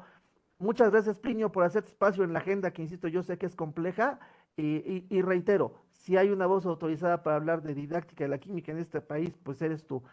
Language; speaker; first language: Spanish; native; Spanish